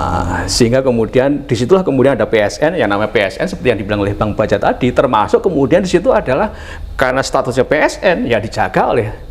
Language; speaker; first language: Indonesian; native; Indonesian